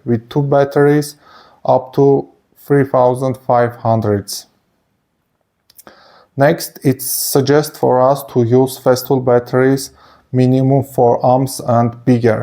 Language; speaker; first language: English; non-native, fluent; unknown